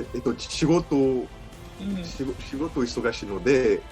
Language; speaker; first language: Japanese; non-native, learner; French